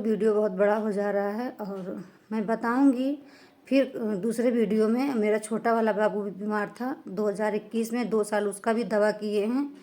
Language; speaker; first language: Hindi; native; Hindi